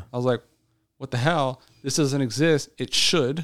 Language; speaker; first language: English; native; English